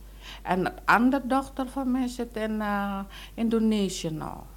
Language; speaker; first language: Dutch; non-native, local second language; Indonesian